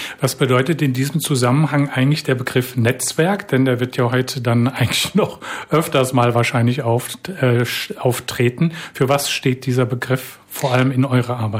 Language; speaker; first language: German; native; German